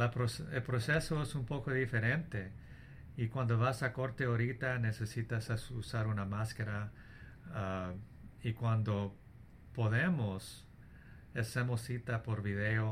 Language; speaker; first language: Spanish; early bilingual, heritage; English